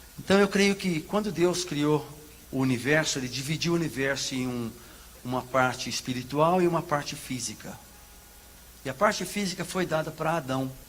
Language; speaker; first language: Portuguese; native; Portuguese